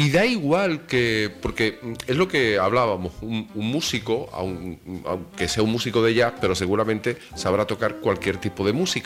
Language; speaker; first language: Spanish; native; Spanish